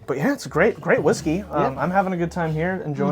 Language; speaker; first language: English; native; English